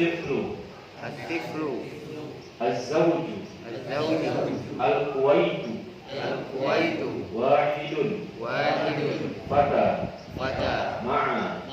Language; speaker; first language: Arabic; non-native, fluent; Indonesian